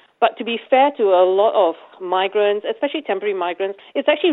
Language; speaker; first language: English; native; English